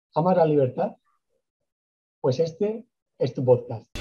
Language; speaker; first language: Spanish; native; Spanish